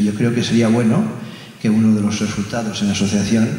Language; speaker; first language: Spanish; native; Spanish